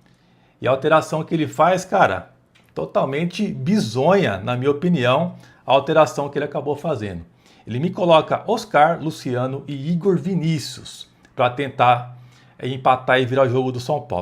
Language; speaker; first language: Portuguese; native; Portuguese